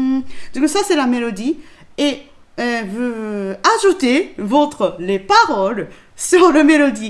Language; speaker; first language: French; non-native, learner; Japanese